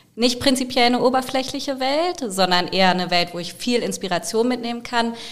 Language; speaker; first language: German; native; German